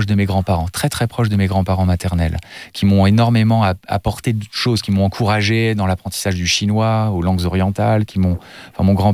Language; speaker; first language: French; native; French